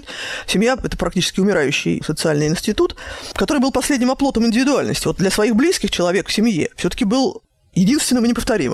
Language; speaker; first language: Russian; native; Russian